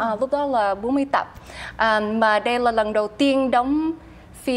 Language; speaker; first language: Vietnamese; early bilingual, heritage; Vietnamese